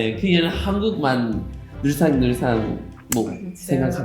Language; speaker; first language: Korean; non-native, learner; English